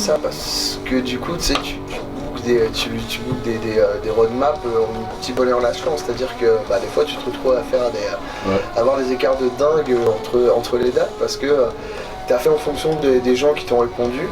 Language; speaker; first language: French; native; French